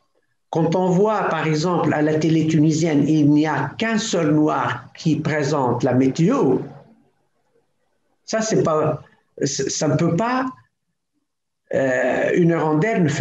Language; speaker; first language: French; non-native, local second language; Arabic